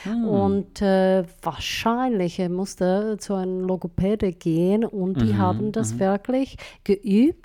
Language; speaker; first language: German; non-native, fluent; Czech